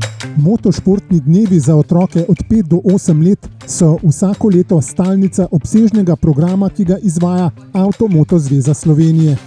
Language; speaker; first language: Slovenian; native; Slovenian